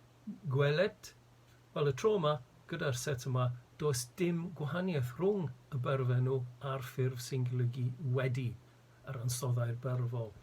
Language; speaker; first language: Welsh; native; Welsh